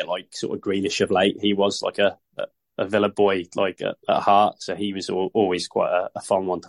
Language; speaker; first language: English; native; English